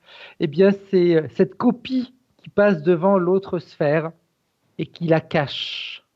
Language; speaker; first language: French; native; French